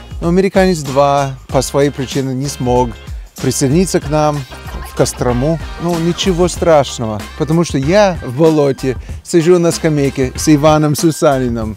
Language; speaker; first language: Russian; non-native, fluent; English